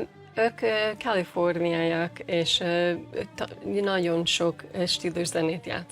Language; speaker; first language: Hungarian; non-native, fluent; English